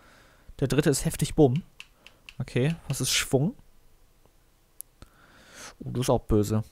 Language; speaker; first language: German; native; German